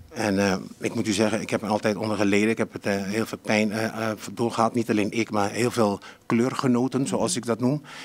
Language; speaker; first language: Dutch; non-native, local second language; Papiamento